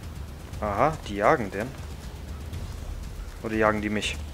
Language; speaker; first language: German; native; German